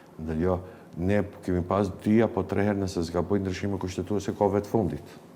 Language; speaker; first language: Albanian; native; Albanian